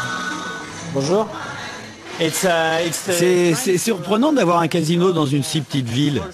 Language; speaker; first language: French; native; French